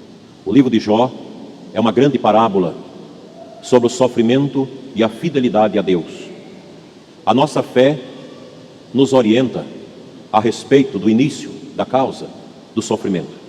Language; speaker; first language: Portuguese; native; Portuguese